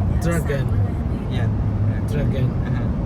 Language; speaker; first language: English; non-native, learner; Khmer